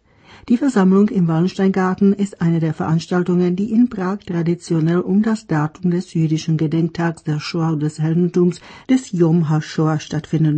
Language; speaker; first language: German; native; German